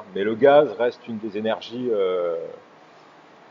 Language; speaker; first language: French; native; French